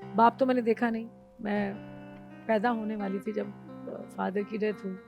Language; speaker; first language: Urdu; non-native, local second language; Punjabi